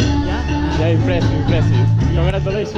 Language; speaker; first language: English; non-native, learner; Catalan